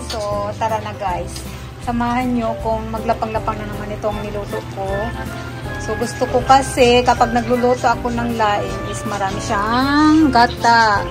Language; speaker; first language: Filipino; non-native, local second language; Bikol